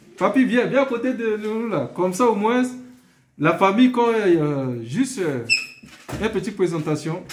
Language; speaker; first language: French; non-native, local second language; Sango